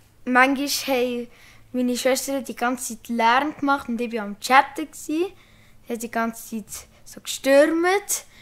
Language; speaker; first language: German; non-native, local second language; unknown